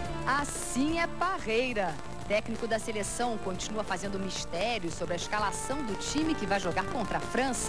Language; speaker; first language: Portuguese; native; Portuguese